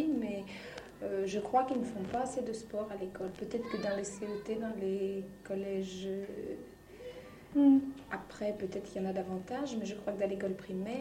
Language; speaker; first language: French; native; French